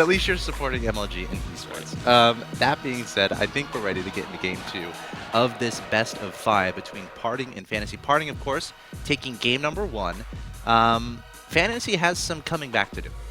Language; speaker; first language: English; native; English